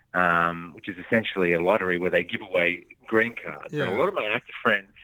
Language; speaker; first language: English; native; English